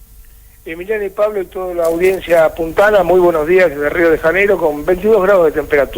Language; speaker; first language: Spanish; native; Spanish